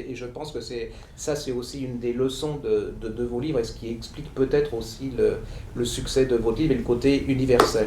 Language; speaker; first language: French; native; French